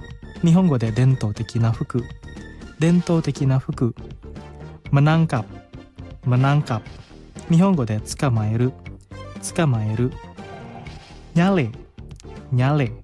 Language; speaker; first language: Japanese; non-native, fluent; Indonesian